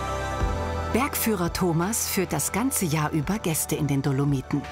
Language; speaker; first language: German; native; German